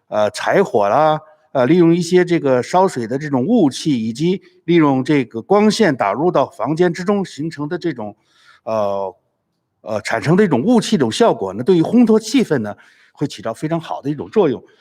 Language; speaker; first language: Chinese; native; Chinese